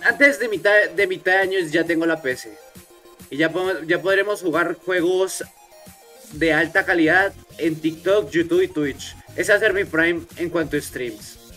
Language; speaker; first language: Spanish; native; Spanish